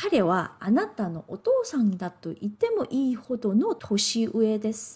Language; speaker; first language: Japanese; non-native, fluent; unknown